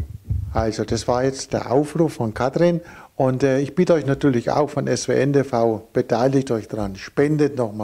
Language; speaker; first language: German; native; German